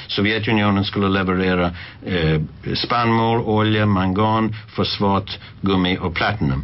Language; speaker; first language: Swedish; non-native, fluent; English